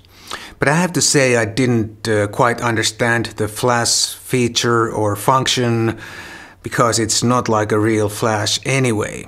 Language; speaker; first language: English; non-native, fluent; Finnish